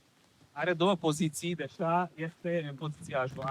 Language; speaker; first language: Romanian; non-native, local second language; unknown